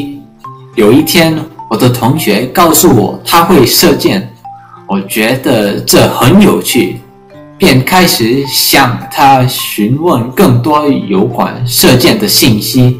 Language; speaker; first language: Chinese; early bilingual, heritage; English